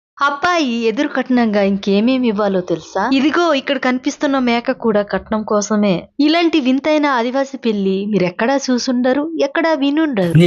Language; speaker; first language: Telugu; non-native, local second language; Koya